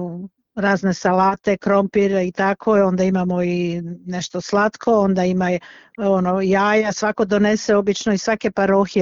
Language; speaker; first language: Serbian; early bilingual, other home language; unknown